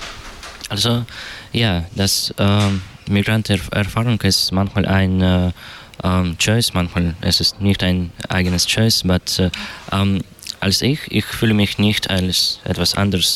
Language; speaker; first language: German; non-native, learner; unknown